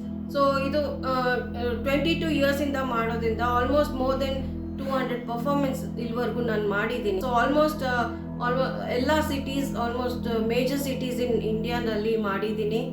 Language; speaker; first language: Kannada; non-native, local second language; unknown